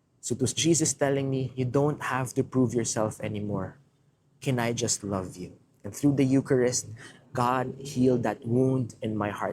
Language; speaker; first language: English; non-native, local second language; Filipino